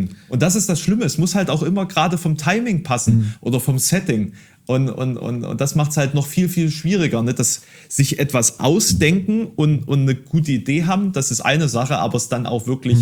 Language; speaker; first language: German; native; German